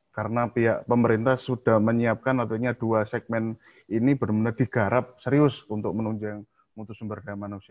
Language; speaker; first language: Indonesian; native; Indonesian